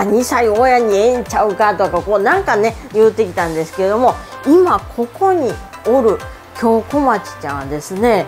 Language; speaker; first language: Japanese; native; Japanese